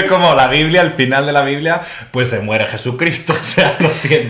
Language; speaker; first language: Spanish; native; Spanish